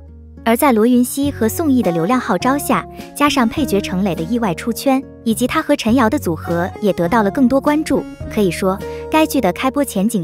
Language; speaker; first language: Chinese; native; Chinese